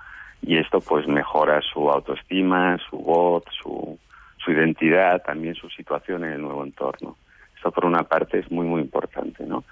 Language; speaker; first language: Spanish; native; Spanish